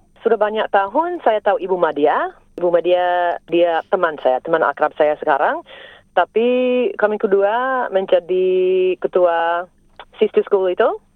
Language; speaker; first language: Indonesian; non-native, fluent; English